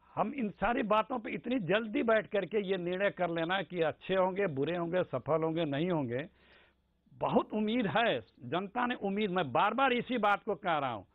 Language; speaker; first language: Hindi; native; Hindi